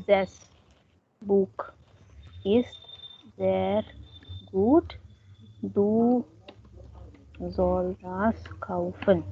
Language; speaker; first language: German; non-native, fluent; Hindi